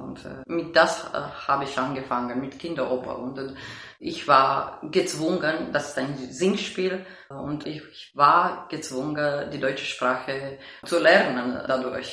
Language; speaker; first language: German; non-native, fluent; Romanian